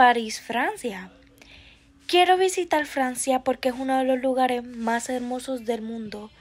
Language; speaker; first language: Spanish; early bilingual, heritage; Spanish